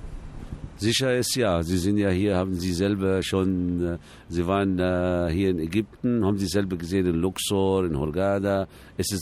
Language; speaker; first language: German; non-native, fluent; Arabic